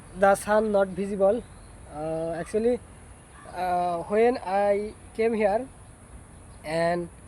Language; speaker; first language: English; non-native, learner; Bangla